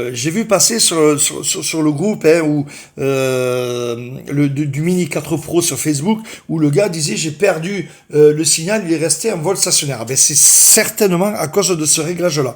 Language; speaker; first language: French; native; French